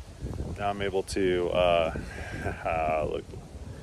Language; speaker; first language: English; native; English